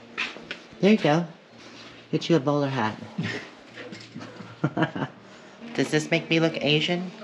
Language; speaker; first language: English; native; English